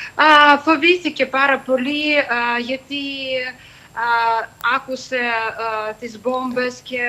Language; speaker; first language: Greek; non-native, fluent; Ukrainian